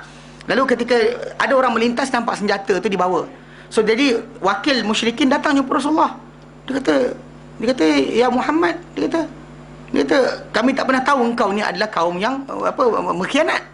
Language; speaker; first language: Malay; native; Malay